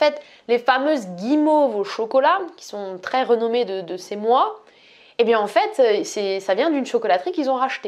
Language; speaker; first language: French; native; French